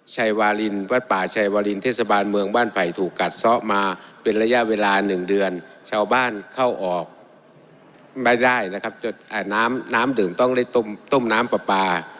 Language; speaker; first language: Thai; native; Thai